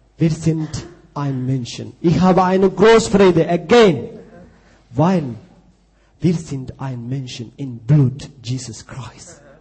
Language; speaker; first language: German; non-native, learner; Tigrinya